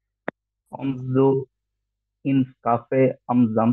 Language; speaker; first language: German; non-native, learner; Bangla